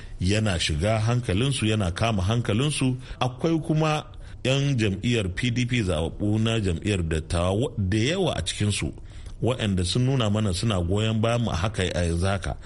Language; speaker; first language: Hausa; native; Hausa